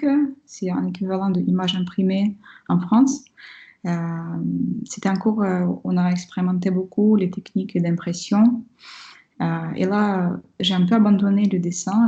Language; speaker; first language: French; non-native, fluent; Russian